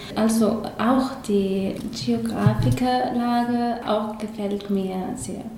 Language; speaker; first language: German; non-native, learner; Arabic